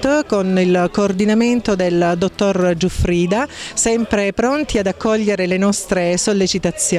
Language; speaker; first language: Italian; native; Italian